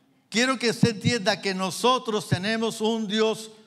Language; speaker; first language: Spanish; early bilingual, heritage; Spanish